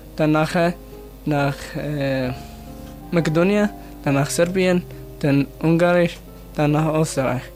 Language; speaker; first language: German; non-native, learner; Arabic